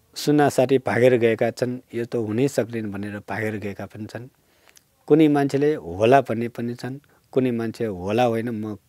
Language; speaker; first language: Nepali; non-native, local second language; Newari